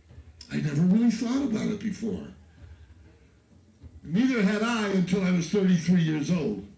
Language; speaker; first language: English; native; English